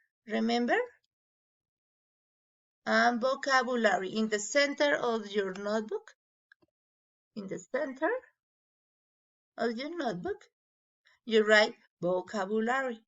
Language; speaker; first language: English; non-native, learner; Spanish